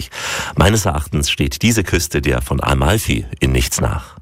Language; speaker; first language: German; native; German